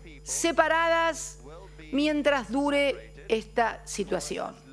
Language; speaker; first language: Spanish; native; Spanish